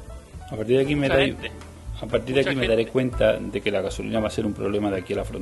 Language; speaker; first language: Spanish; native; Spanish